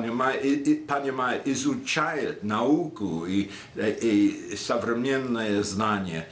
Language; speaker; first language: Russian; non-native, fluent; English